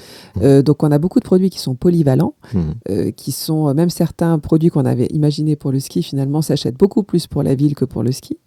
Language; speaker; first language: French; native; French